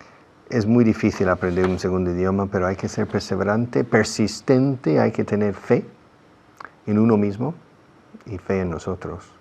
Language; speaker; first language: Spanish; non-native, fluent; English